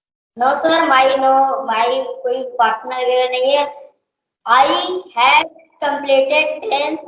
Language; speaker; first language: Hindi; native; Hindi